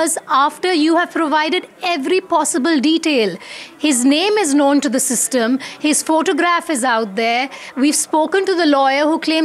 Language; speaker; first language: English; non-native, local second language; Hindi